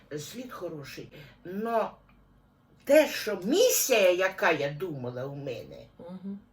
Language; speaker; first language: Ukrainian; non-native, local second language; Russian